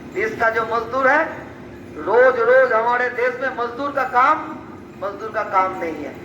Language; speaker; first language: Hindi; non-native, local second language; Bangla